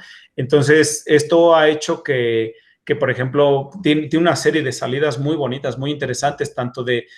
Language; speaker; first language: Spanish; native; Spanish